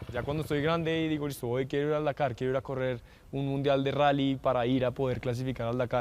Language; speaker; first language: Spanish; native; Spanish